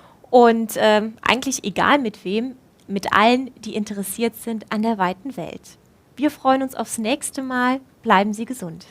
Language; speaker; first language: German; native; German